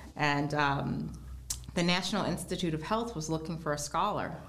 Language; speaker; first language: English; native; English